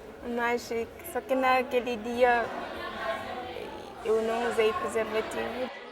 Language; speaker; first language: Portuguese; non-native, local second language; Kabuverdianu